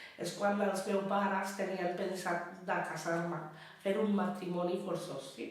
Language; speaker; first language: Catalan; early bilingual, other home language; Bangla